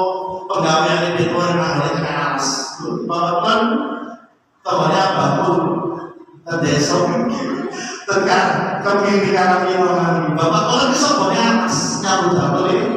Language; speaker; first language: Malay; non-native, local second language; Javanese